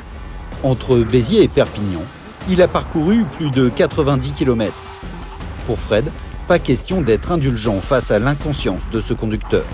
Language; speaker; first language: French; native; French